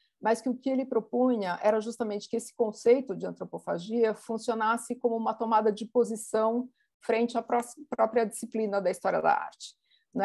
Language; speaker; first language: Portuguese; native; Portuguese